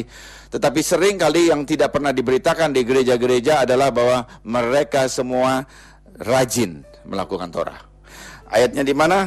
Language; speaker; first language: Indonesian; native; Indonesian